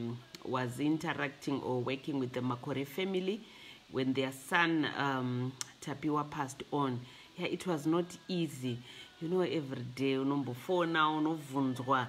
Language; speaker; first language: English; non-native, local second language; Shona